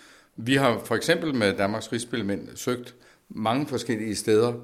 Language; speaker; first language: Danish; native; Danish